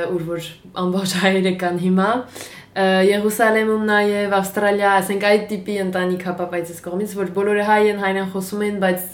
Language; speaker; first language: Armenian; early bilingual, heritage; French